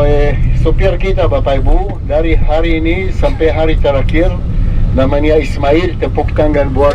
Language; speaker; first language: Indonesian; non-native, fluent; Hebrew